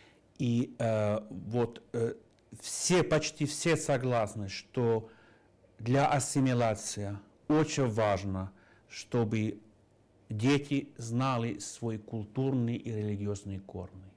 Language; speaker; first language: Russian; non-native, fluent; Finnish